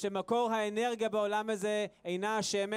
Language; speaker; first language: Hebrew; native; Hebrew